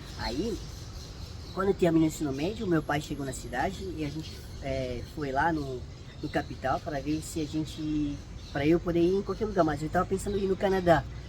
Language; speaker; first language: Portuguese; non-native, fluent; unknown